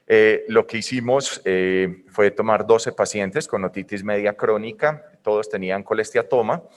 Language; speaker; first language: Spanish; native; Spanish